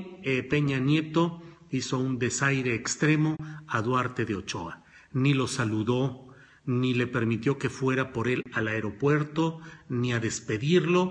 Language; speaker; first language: Spanish; native; Spanish